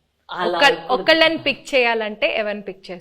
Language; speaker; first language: Telugu; native; Telugu